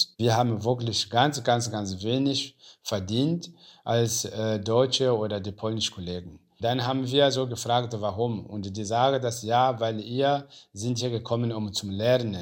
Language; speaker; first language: German; non-native, learner; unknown